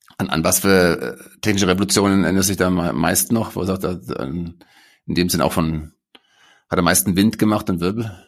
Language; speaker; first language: German; native; German